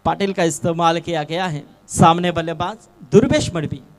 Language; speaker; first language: Hindi; non-native, local second language; Marathi